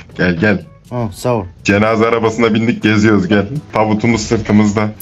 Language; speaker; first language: Turkish; native; Turkish